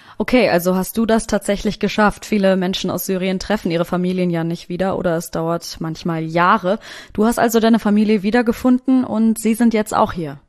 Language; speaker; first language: German; native; German